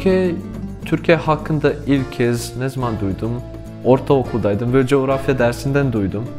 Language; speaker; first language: Turkish; non-native, fluent; Bosnian